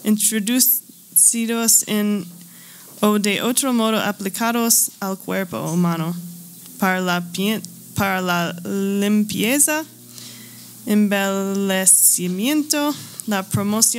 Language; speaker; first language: Spanish; non-native, learner; English